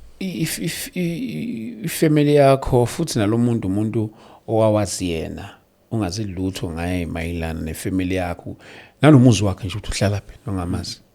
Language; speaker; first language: Zulu; native; Zulu